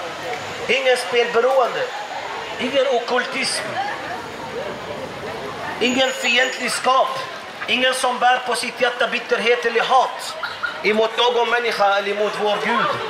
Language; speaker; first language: Swedish; non-native, fluent; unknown